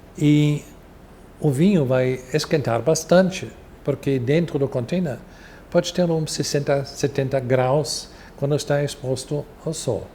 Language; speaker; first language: Portuguese; non-native, fluent; German